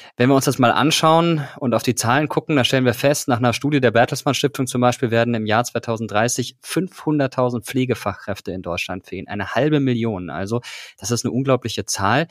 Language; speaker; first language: German; native; German